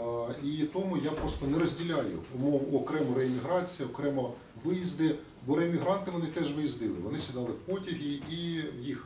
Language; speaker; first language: Ukrainian; native; Ukrainian